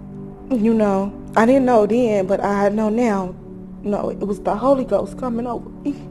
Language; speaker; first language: English; native; English